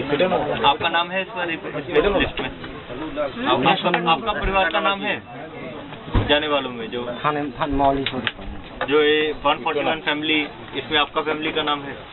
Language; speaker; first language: Hindi; non-native, local second language; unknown